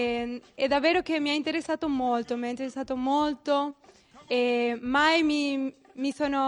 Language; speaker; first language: Italian; non-native, fluent; Spanish